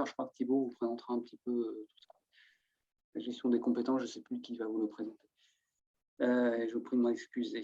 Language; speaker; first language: French; native; French